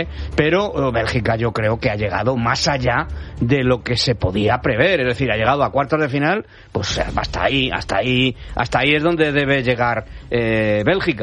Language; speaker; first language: Spanish; native; Spanish